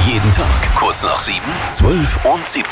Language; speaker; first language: German; native; German